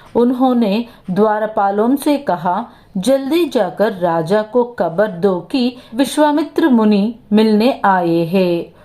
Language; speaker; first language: Hindi; non-native, local second language; Telugu